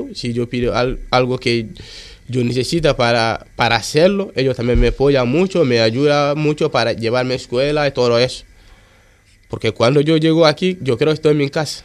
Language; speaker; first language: Spanish; non-native, learner; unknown